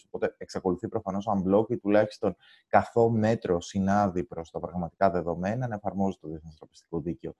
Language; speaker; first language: Greek; native; Greek